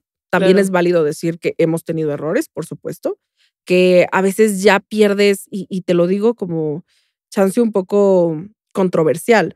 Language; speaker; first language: Spanish; native; Spanish